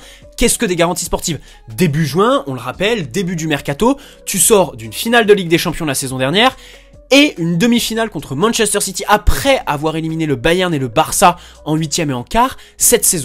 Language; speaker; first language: French; native; French